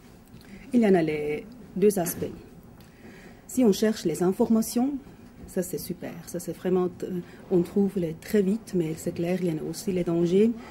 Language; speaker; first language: French; non-native, local second language; German